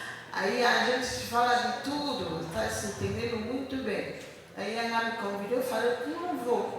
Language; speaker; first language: Portuguese; non-native, learner; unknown